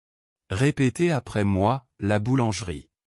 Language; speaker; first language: French; non-native, local second language; Arabic